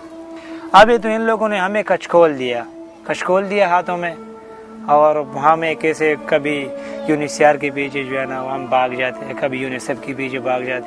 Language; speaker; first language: Urdu; non-native, local second language; Pashto